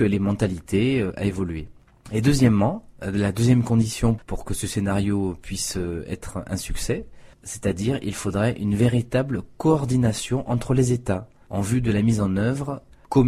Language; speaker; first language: French; native; French